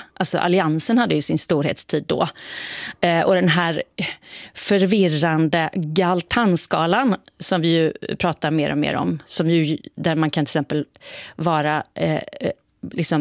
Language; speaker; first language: Swedish; native; Swedish